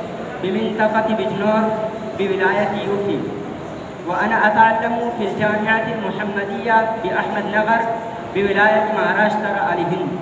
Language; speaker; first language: Arabic; non-native, learner; Urdu